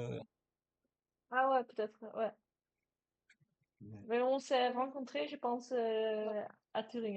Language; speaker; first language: French; non-native, learner; Dutch